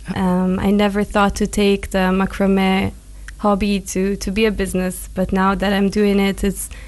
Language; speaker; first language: English; non-native, fluent; Hebrew